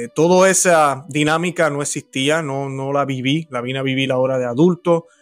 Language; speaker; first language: Spanish; native; Spanish